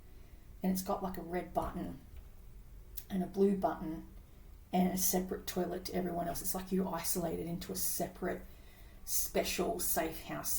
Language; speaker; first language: English; native; English